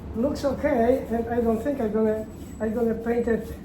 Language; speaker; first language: English; non-native, learner; Polish